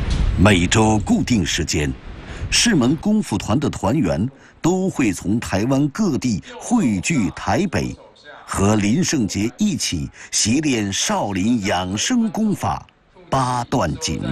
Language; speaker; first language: Chinese; native; Chinese